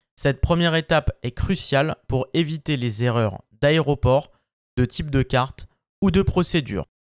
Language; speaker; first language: French; native; French